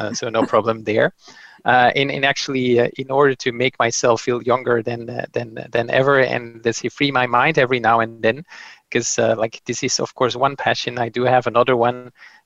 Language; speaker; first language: English; non-native, fluent; Dutch